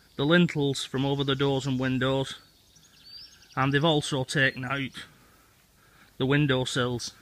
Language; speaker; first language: English; native; English